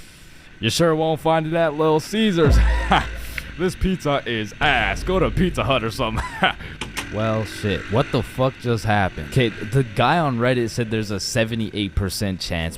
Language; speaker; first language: English; native; English